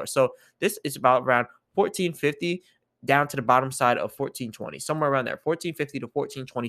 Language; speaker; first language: English; native; English